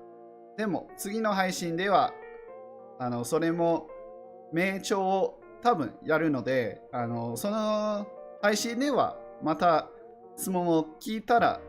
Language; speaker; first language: Japanese; non-native, learner; English